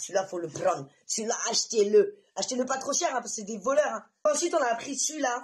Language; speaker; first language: French; native; French